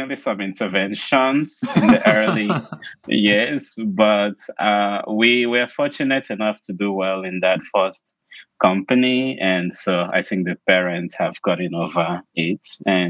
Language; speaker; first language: English; non-native, local second language; Igbo